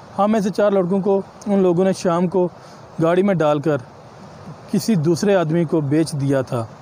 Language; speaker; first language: Urdu; non-native, local second language; Punjabi